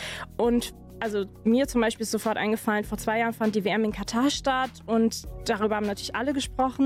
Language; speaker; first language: German; native; German